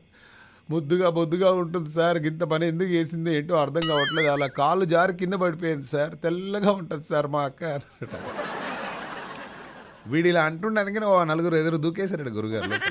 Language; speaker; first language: Telugu; native; Telugu